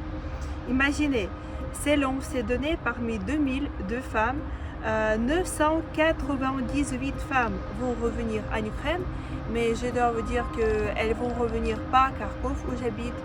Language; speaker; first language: French; non-native, fluent; Russian